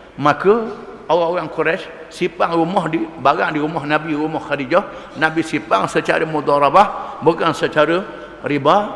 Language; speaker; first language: Malay; native; Malay